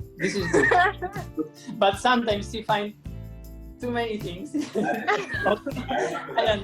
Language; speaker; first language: English; non-native, fluent; Spanish